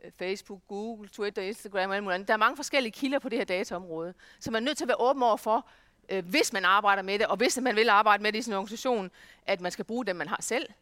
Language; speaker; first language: Danish; native; Danish